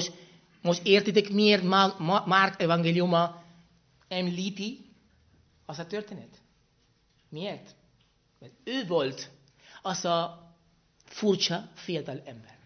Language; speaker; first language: Hungarian; non-native, fluent; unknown